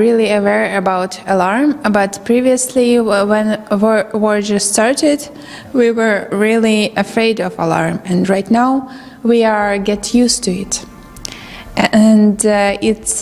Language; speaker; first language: English; non-native, local second language; Ukrainian